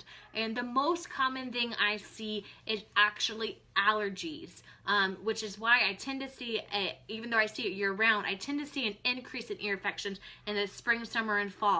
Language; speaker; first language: English; native; English